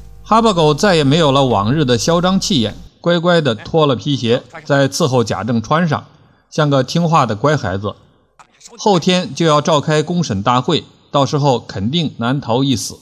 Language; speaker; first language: Chinese; native; Chinese